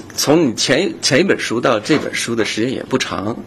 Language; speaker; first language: Chinese; non-native, fluent; English